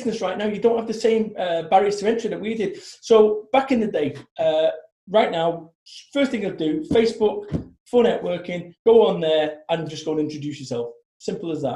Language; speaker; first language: English; native; English